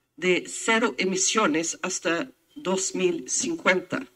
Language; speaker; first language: Spanish; non-native, fluent; English